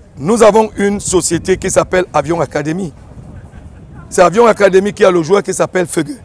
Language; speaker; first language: French; native; French